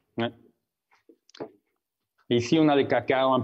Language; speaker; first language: French; non-native, fluent; Spanish